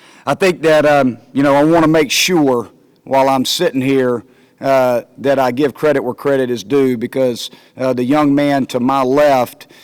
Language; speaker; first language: English; native; English